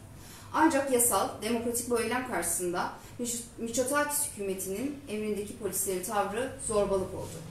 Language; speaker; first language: Turkish; native; Turkish